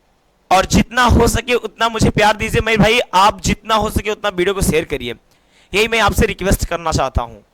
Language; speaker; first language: Hindi; native; Hindi